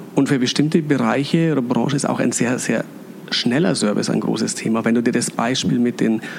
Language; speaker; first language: German; native; German